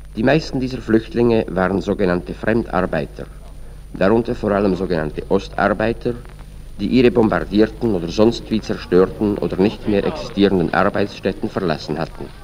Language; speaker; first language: German; native; German